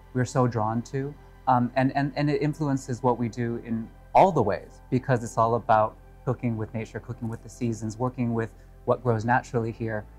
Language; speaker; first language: English; native; English